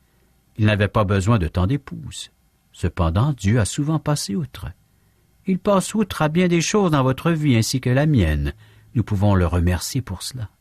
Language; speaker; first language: French; native; French